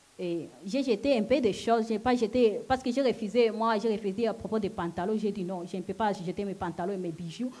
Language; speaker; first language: French; non-native, local second language; Lingala